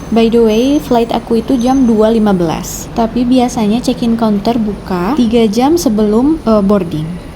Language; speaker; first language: Indonesian; native; Indonesian